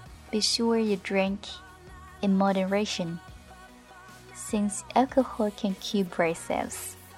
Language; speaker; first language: English; non-native, fluent; Chinese